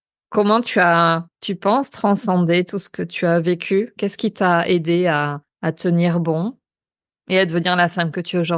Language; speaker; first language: French; native; French